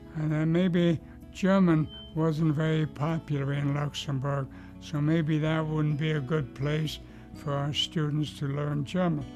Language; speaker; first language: English; early bilingual, other home language; Luxembourgish